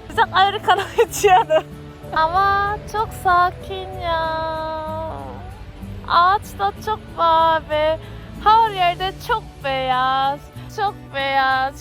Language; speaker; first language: Turkish; non-native, learner; Korean